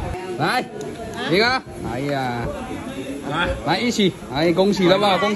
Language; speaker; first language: Chinese; non-native, local second language; Cantonese